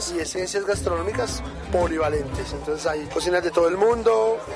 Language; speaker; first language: Spanish; native; Spanish